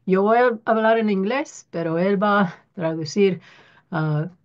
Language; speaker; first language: Spanish; early bilingual, other home language; English